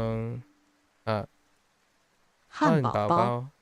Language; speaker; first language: Chinese; non-native, learner; English